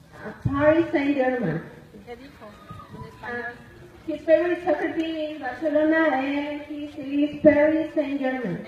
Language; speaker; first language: English; non-native, learner; Spanish